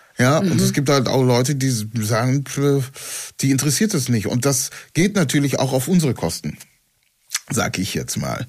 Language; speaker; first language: German; early bilingual, other home language; Ewe